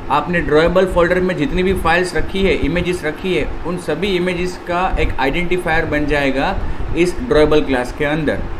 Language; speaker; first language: Hindi; non-native, local second language; Gujarati